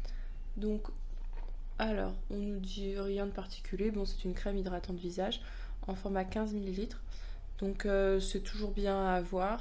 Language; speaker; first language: French; native; French